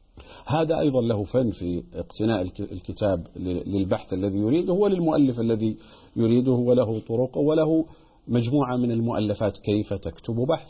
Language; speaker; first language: Arabic; native; Arabic